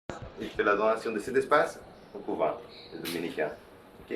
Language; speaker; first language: French; non-native, local second language; Catalan